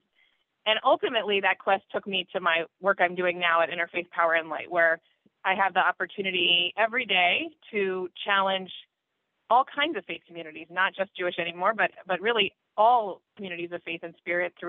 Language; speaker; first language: English; native; English